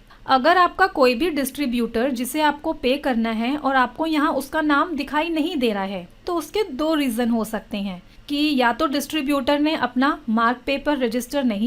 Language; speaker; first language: Hindi; native; Hindi